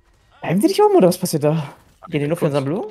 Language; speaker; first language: German; native; German